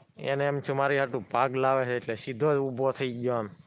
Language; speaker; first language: Gujarati; native; Gujarati